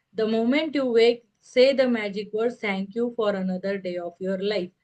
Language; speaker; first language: English; non-native, local second language; Marathi